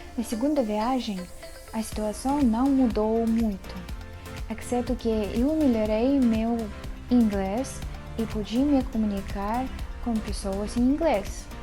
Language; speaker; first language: Portuguese; non-native, learner; Russian